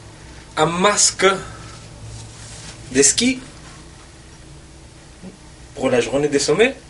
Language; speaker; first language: French; non-native, fluent; Spanish